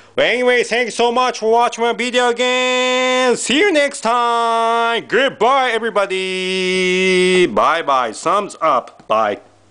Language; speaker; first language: English; non-native, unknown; Japanese